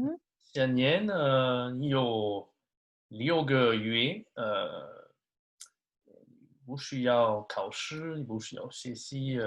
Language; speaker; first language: Chinese; non-native, learner; French